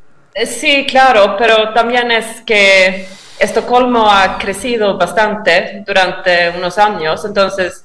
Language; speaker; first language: Spanish; non-native, fluent; Swedish